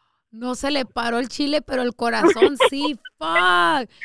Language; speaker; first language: Spanish; early bilingual, heritage; Spanish